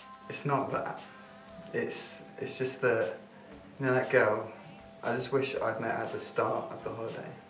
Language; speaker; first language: English; native; English